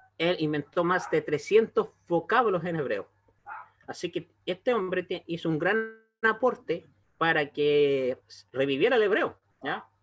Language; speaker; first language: Spanish; native; Spanish